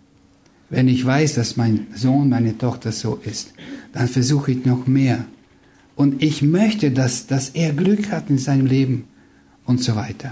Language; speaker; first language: German; non-native, fluent; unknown